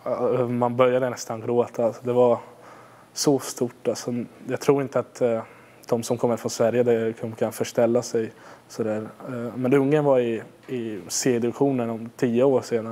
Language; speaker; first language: Swedish; non-native, fluent; Hungarian